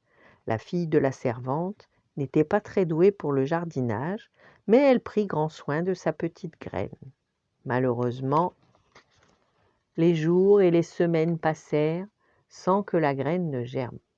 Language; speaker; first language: French; native; French